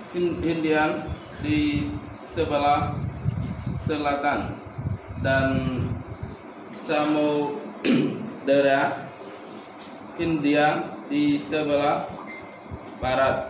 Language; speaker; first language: Indonesian; non-native, learner; Khmer